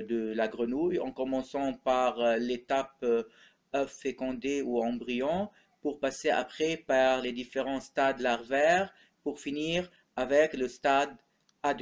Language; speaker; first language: French; non-native, local second language; Arabic